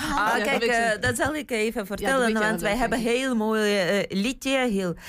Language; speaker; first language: Dutch; non-native, fluent; Ukrainian